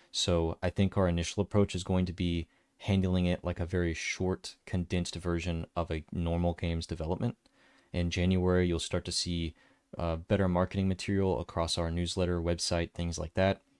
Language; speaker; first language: English; native; English